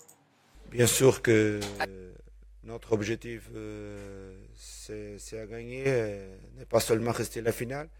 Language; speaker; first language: French; non-native, learner; Portuguese